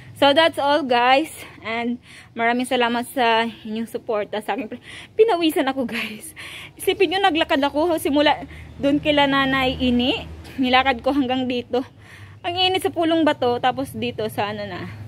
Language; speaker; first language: Filipino; native; Filipino